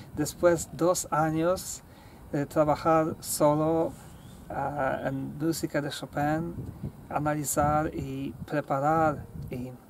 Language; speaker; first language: Spanish; non-native, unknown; Polish